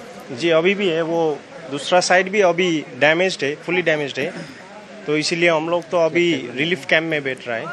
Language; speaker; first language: Hindi; non-native, local second language; Nepali